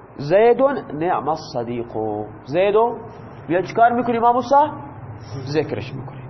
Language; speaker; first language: Persian; non-native, local second language; Baluchi